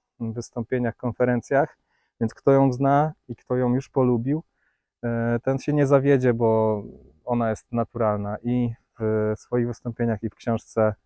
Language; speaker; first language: Polish; native; Polish